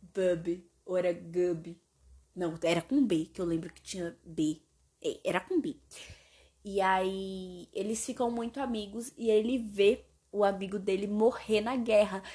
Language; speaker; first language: Portuguese; native; Portuguese